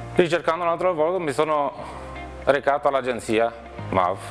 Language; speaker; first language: Italian; non-native, fluent; Romanian